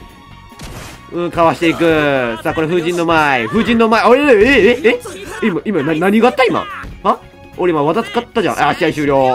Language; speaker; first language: Japanese; native; Japanese